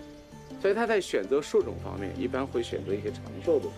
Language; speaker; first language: Chinese; native; Chinese